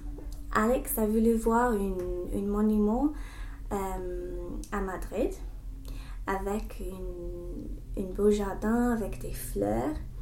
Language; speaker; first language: French; non-native, learner; English